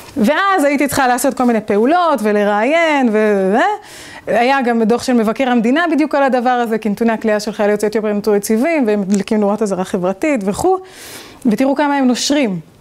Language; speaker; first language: Hebrew; native; Hebrew